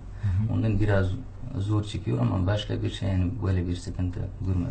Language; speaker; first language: Turkish; non-native, fluent; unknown